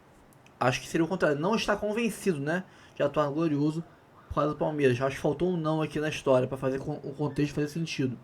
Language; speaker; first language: Portuguese; native; Portuguese